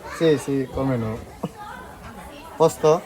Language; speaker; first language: Italian; non-native, learner; Bangla